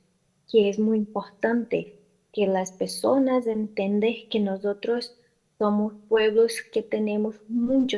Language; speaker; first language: Spanish; non-native, learner; Portuguese